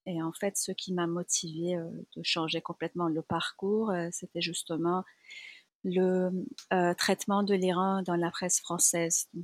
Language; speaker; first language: French; non-native, fluent; Persian